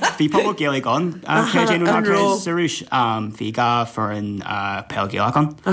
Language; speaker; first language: Irish; non-native, local second language; English